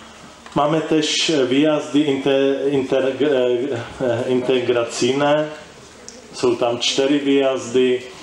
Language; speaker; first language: Polish; non-native, learner; Czech